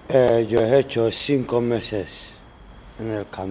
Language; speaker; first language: Spanish; non-native, fluent; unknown